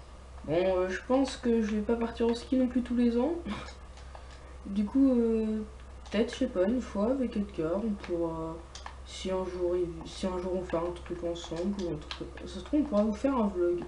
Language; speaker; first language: French; native; French